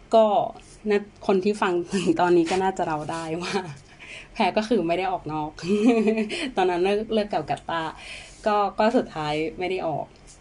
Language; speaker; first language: Thai; native; Thai